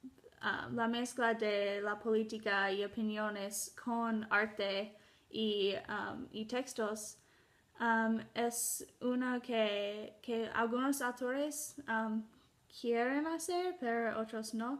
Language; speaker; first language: Spanish; non-native, learner; English